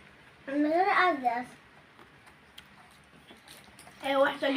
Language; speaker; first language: Arabic; native; Arabic